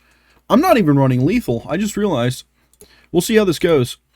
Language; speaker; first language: English; native; English